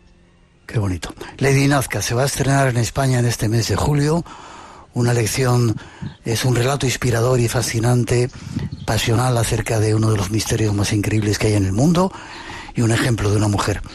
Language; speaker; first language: Spanish; native; Spanish